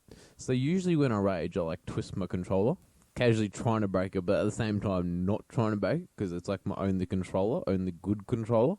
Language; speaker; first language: English; native; English